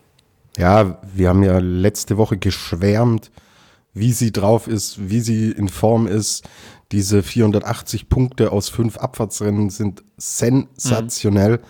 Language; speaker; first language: German; native; German